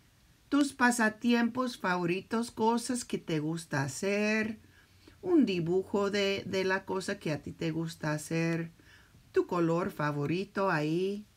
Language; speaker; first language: Spanish; early bilingual, heritage; Spanish